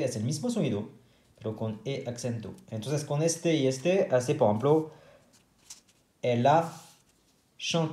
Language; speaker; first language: Spanish; non-native, fluent; French